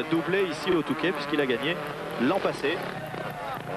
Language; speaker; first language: French; native; French